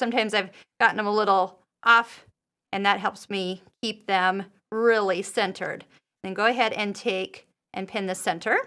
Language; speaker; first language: English; native; English